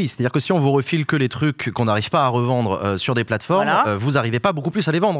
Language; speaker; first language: French; native; French